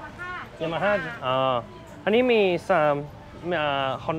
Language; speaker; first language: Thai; non-native, learner; English